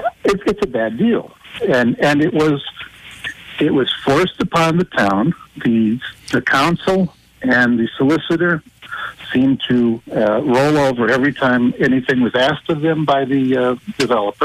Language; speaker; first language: English; native; English